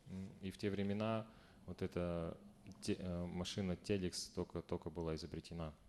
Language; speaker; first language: Russian; native; Russian